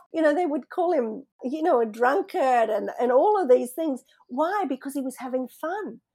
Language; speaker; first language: English; native; English